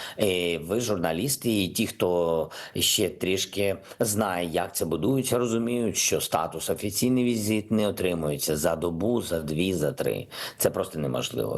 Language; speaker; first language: Ukrainian; non-native, local second language; Russian